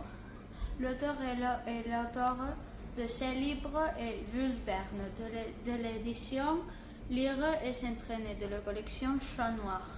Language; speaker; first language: French; non-native, learner; Catalan